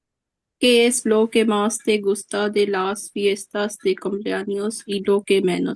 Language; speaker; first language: Spanish; non-native, learner; Urdu